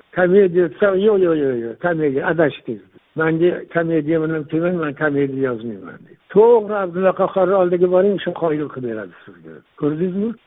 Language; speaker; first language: Uzbek; non-native, local second language; Tajik